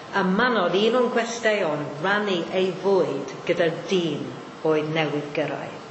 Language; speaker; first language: Welsh; non-native, fluent; Maltese